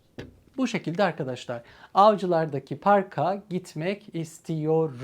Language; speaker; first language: Turkish; non-native, fluent; Arabic